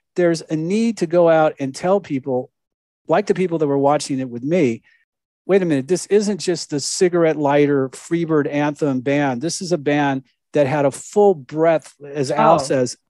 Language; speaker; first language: English; native; English